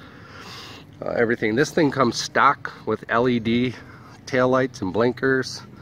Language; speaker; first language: English; native; English